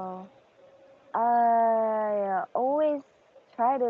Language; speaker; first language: English; non-native, learner; Korean